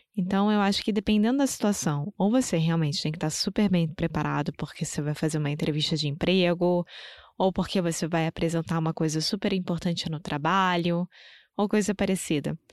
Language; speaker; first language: Portuguese; native; Portuguese